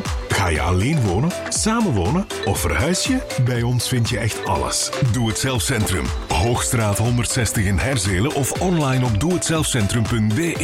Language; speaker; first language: Dutch; native; Dutch